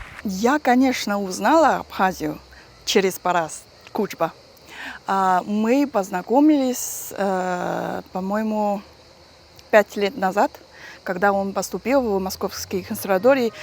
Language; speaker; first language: Russian; non-native, learner; Chinese